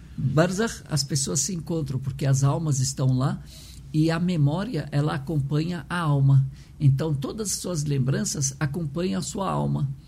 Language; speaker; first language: Portuguese; early bilingual, other home language; Arabic